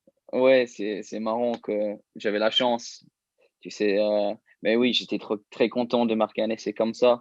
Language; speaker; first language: French; early bilingual, heritage; English